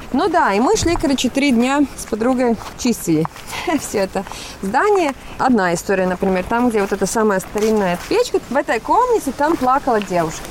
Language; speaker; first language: Russian; non-native, local second language; Latvian